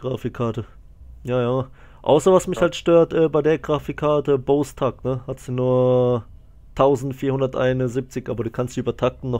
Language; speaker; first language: German; native; German